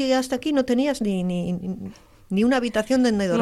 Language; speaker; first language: Spanish; native; Spanish